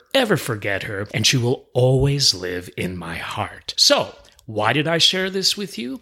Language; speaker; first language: English; native; English